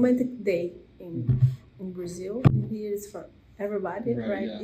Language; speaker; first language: English; non-native, learner; Portuguese